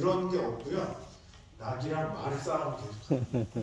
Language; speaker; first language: Korean; native; Korean